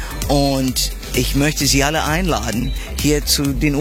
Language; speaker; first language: German; non-native, fluent; English